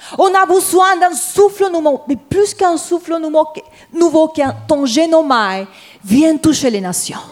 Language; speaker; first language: French; non-native, fluent; Spanish